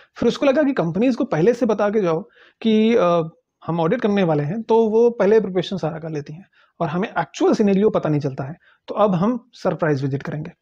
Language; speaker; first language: Hindi; native; Hindi